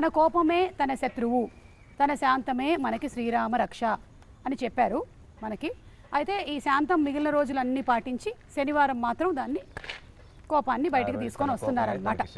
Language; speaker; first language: Telugu; native; Telugu